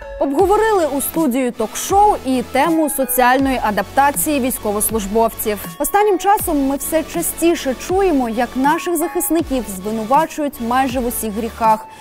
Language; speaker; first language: Ukrainian; native; Ukrainian